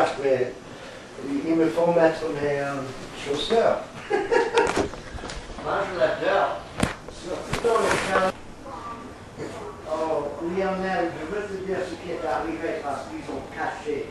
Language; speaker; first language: French; non-native, fluent; English